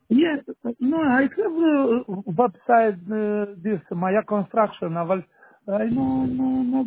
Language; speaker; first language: English; non-native, learner; Romanian